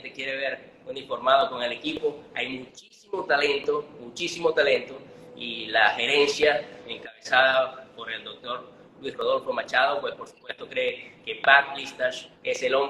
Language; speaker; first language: Spanish; native; Spanish